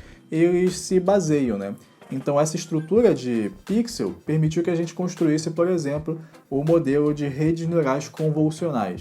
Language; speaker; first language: Portuguese; native; Portuguese